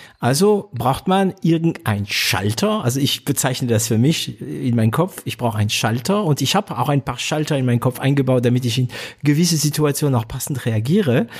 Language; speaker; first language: German; non-native, fluent; French